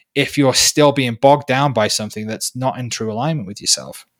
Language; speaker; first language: English; native; English